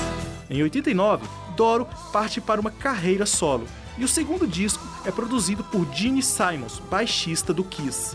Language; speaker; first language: Portuguese; native; Portuguese